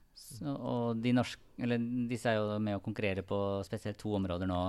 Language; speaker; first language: Norwegian; native; Norwegian